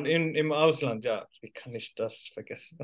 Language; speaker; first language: German; non-native, fluent; Finnish